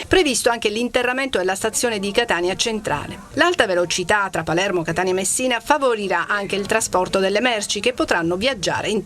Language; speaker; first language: Italian; native; Italian